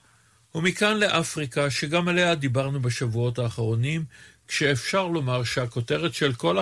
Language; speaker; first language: Hebrew; native; Hebrew